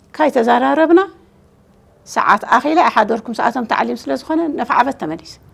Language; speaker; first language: Tigrinya; native; Tigrinya